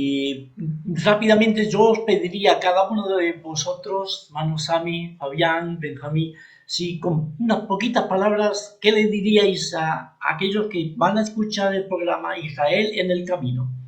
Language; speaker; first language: Spanish; native; Spanish